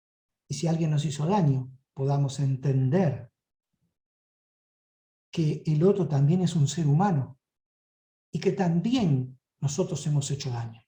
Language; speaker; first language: Spanish; native; Spanish